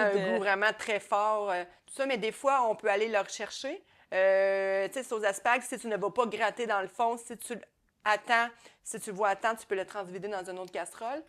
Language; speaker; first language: French; native; French